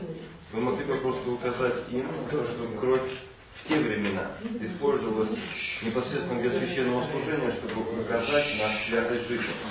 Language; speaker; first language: Russian; native; Russian